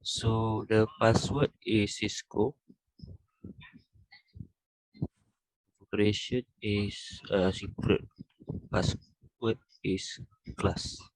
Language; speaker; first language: English; non-native, local second language; Malay